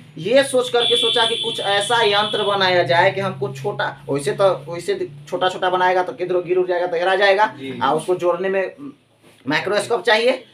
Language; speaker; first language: Hindi; native; Hindi